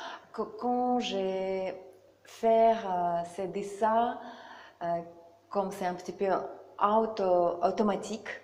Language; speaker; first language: French; non-native, learner; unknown